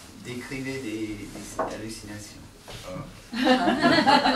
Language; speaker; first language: French; non-native, learner; English